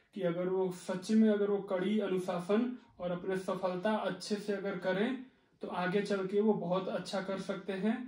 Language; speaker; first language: Hindi; native; Hindi